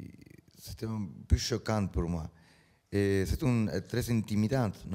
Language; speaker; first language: French; non-native, learner; Spanish